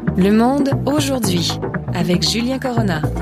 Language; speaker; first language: French; native; French